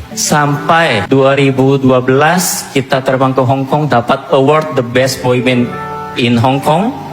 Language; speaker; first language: Indonesian; non-native, fluent; Korean